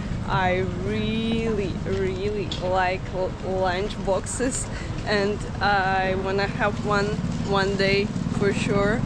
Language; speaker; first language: English; non-native, fluent; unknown